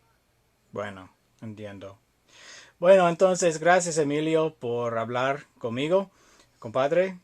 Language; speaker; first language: Spanish; non-native, fluent; English